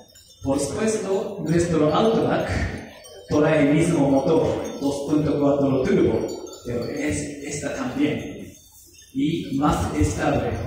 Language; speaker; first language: Spanish; non-native, learner; Japanese